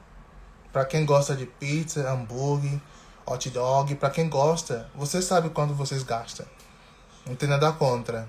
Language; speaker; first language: Portuguese; non-native, fluent; English